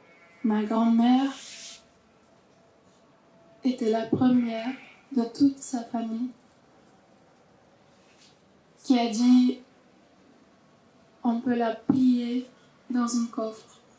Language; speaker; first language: French; non-native, learner; Russian